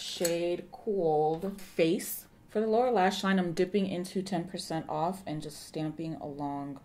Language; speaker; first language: English; early bilingual, other home language; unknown